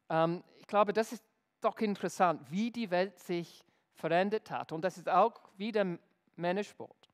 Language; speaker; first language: German; non-native, fluent; English